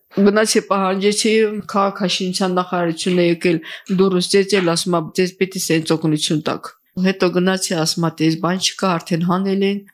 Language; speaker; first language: Armenian; native; Armenian